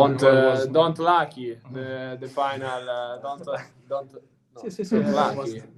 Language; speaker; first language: English; non-native, learner; Italian